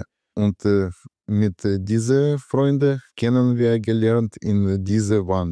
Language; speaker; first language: German; non-native, learner; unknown